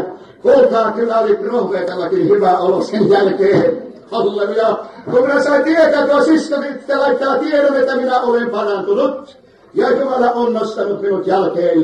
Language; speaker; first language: Finnish; native; Finnish